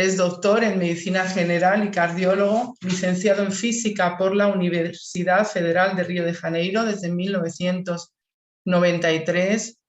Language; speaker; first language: Spanish; native; Spanish